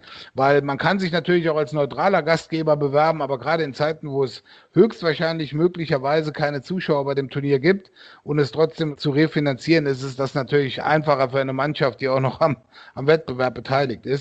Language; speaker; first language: German; native; German